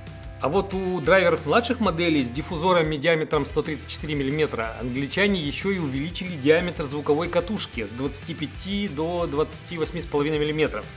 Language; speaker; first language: Russian; native; Russian